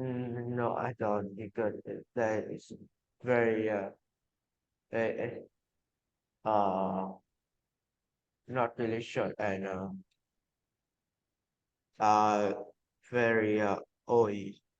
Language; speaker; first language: English; non-native, learner; Vietnamese